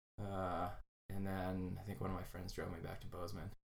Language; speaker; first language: English; native; English